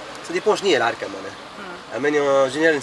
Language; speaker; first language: Arabic; native; Arabic